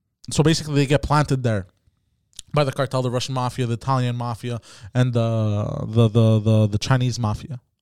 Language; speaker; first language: English; early bilingual, other home language; Greek